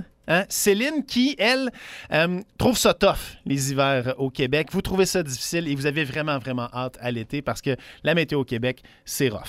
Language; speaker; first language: French; native; French